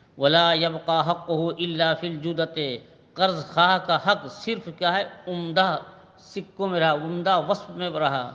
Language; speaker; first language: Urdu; native; Urdu